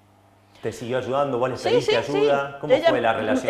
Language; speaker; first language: Spanish; native; Spanish